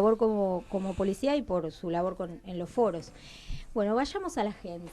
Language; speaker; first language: Spanish; native; Spanish